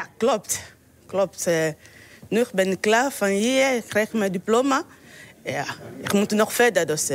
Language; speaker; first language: Dutch; non-native, learner; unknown